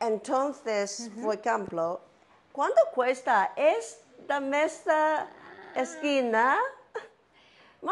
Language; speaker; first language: Spanish; non-native, learner; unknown